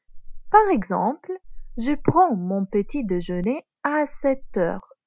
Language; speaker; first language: French; non-native, fluent; Arabic